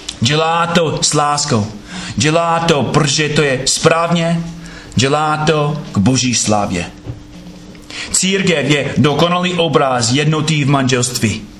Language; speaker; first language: Czech; non-native, fluent; English